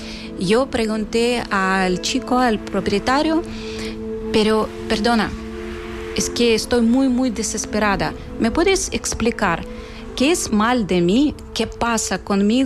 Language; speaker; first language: Spanish; non-native, fluent; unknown